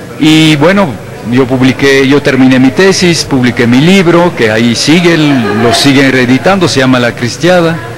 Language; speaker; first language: Spanish; non-native, fluent; French